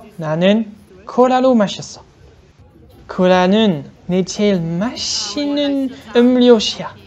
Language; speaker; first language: Korean; non-native, learner; French